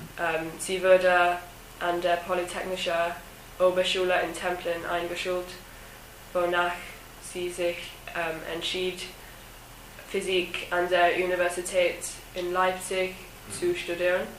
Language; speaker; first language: German; non-native, learner; English